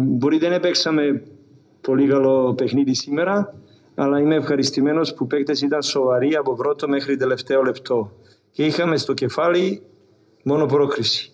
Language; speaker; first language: Greek; non-native, fluent; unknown